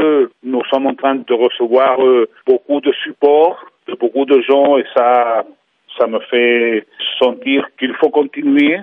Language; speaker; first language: French; non-native, fluent; Spanish